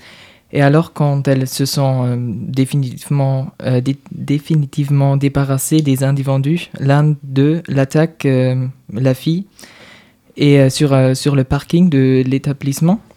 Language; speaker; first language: French; non-native, fluent; German